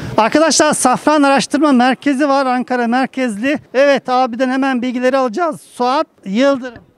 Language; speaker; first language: Turkish; native; Turkish